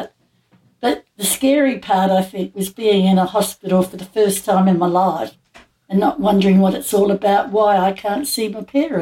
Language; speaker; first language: English; native; English